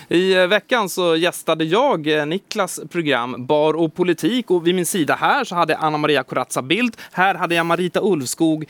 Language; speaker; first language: Swedish; native; Swedish